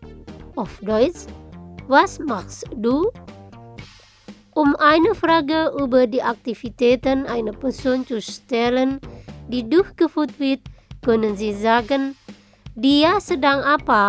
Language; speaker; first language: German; non-native, fluent; Indonesian